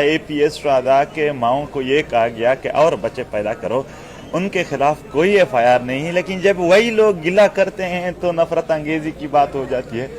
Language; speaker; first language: Urdu; non-native, local second language; Pashto